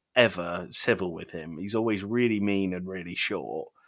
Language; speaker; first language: English; native; English